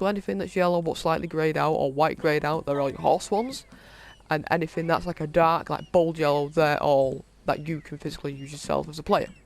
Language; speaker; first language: English; native; English